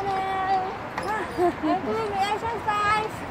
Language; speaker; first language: English; non-native, learner; Filipino